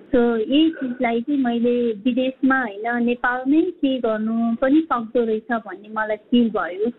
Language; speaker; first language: Nepali; non-native, local second language; Sherpa